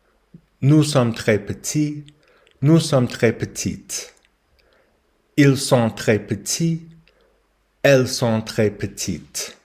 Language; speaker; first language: French; non-native, learner; English